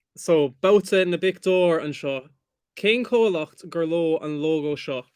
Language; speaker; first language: Irish; non-native, local second language; English